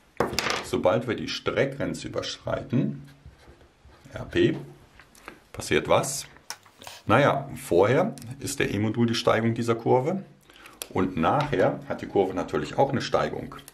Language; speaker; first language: German; native; German